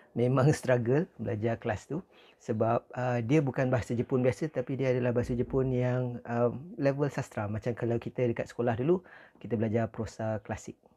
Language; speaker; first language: Malay; native; Malay